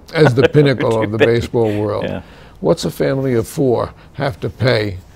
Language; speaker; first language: English; native; English